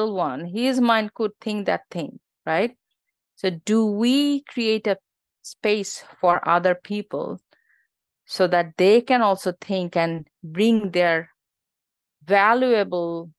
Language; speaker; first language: English; non-native, local second language; Bangla